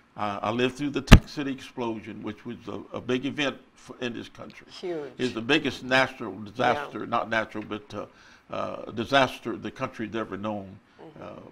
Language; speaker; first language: English; native; English